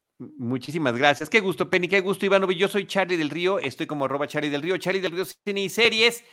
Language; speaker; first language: Spanish; native; Spanish